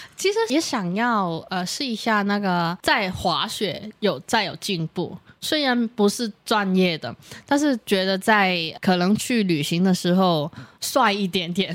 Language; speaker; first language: Chinese; native; Chinese